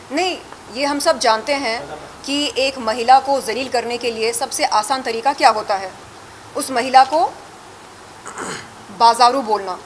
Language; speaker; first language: Hindi; native; Hindi